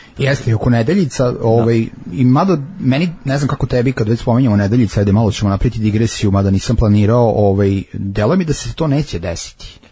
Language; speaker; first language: Serbian; native; Serbian